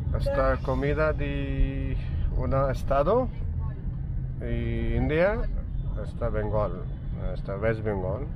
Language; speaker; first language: Spanish; non-native, learner; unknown